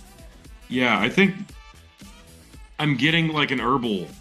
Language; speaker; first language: English; native; English